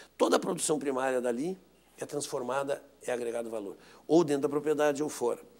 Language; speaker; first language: Portuguese; native; Portuguese